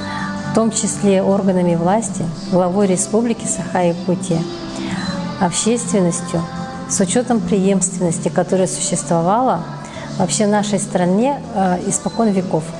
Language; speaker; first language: Russian; native; Russian